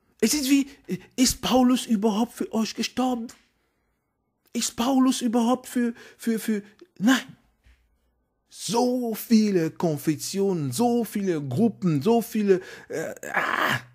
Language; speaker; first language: German; non-native, fluent; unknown